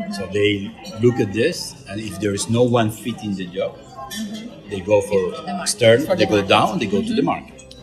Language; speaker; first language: English; non-native, fluent; Spanish